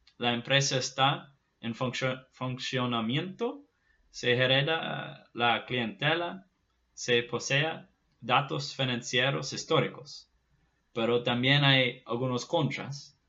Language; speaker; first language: Spanish; non-native, fluent; Portuguese